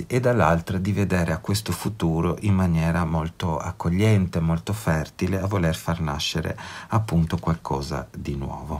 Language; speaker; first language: Italian; native; Italian